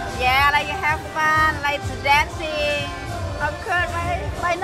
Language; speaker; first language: English; non-native, learner; Thai